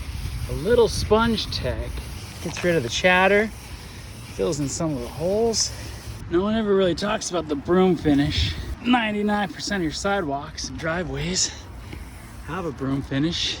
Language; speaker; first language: English; native; English